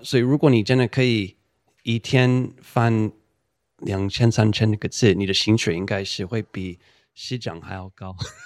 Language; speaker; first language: Chinese; non-native, fluent; English